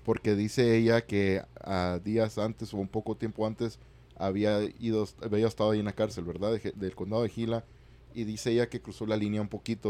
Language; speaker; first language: Spanish; early bilingual, heritage; Spanish